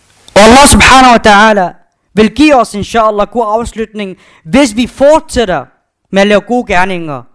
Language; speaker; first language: Danish; non-native, fluent; Arabic